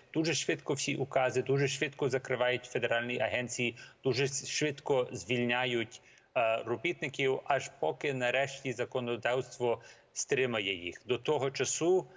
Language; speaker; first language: Ukrainian; early bilingual, heritage; Ukrainian